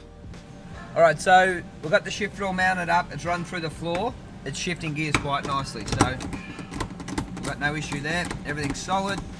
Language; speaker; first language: English; native; English